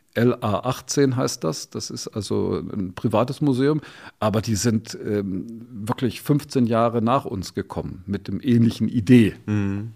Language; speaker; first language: German; native; German